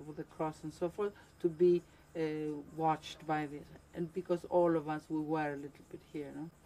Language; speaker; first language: English; non-native, fluent; Greek